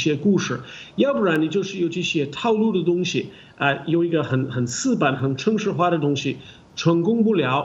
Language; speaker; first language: Chinese; non-native, fluent; English